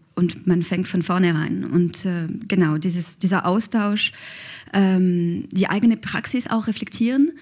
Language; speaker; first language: German; non-native, local second language; French